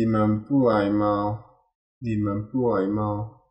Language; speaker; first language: Chinese; non-native, learner; Korean